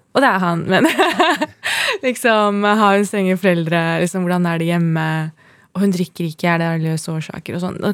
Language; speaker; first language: Norwegian; early bilingual, other home language; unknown